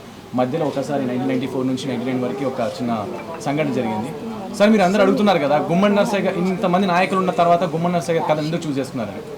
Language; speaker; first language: Telugu; native; Telugu